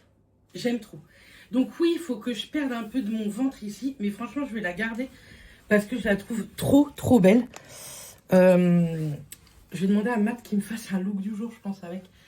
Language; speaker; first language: French; native; French